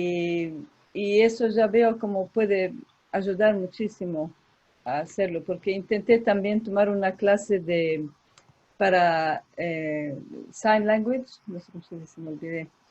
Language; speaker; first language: Spanish; early bilingual, heritage; Spanish